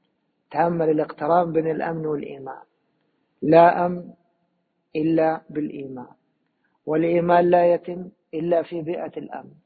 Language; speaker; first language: Arabic; native; Arabic